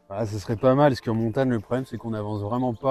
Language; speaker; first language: French; native; French